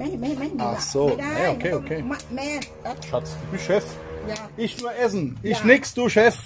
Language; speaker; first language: German; native; German